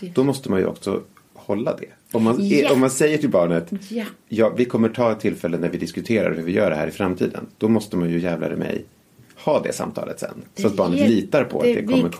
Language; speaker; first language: Swedish; native; Swedish